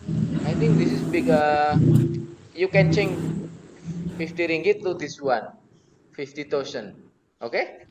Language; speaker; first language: English; non-native, learner; Indonesian